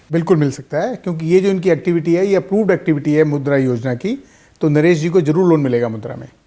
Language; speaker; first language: Hindi; native; Hindi